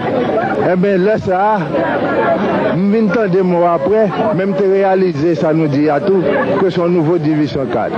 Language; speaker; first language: French; non-native, local second language; Haitian Creole